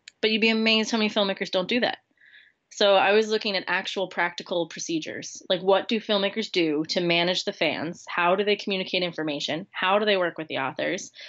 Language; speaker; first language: English; native; English